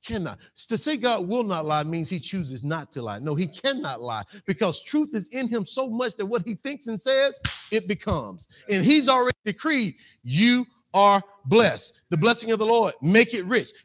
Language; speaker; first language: English; native; English